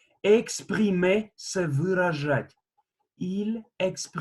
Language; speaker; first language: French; non-native, fluent; Russian